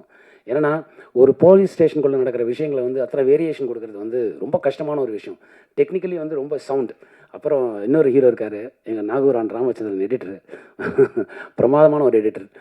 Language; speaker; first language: Tamil; native; Tamil